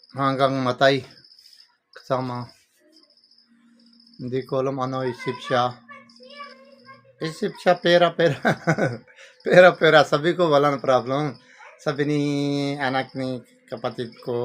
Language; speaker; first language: Filipino; non-native, learner; Punjabi